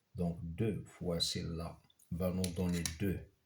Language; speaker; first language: French; non-native, local second language; Arabic